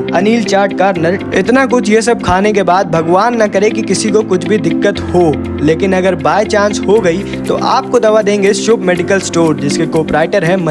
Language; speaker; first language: Hindi; native; Hindi